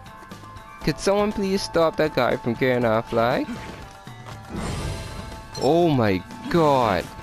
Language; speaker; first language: English; native; English